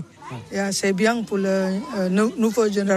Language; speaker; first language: French; non-native, learner; Balinese